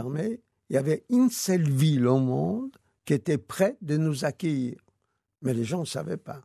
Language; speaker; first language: French; non-native, fluent; Yiddish